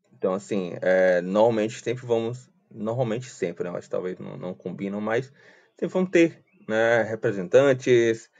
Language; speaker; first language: Portuguese; native; Portuguese